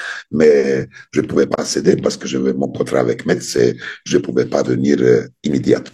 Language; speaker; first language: French; non-native, fluent; Serbian